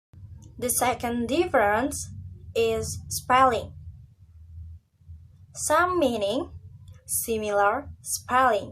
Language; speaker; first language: English; non-native, learner; Indonesian